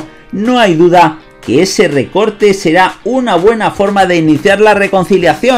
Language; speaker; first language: Spanish; native; Spanish